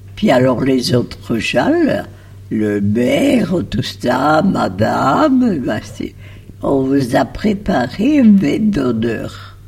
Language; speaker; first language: French; non-native, fluent; Spanish